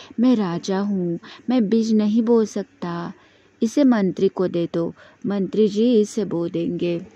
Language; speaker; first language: Hindi; non-native, local second language; Marathi